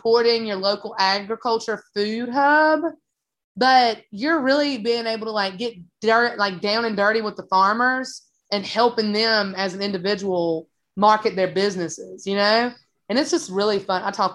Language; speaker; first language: English; native; English